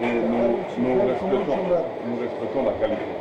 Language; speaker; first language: French; non-native, fluent; Serbian